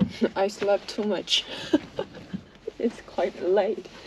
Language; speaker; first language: English; non-native, learner; Korean